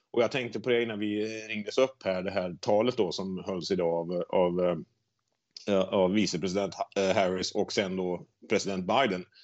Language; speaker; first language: Swedish; native; Swedish